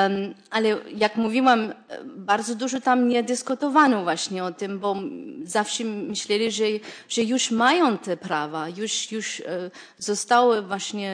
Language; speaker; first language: Polish; non-native, fluent; German